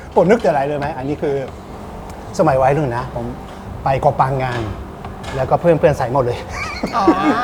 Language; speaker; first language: Thai; non-native, fluent; Japanese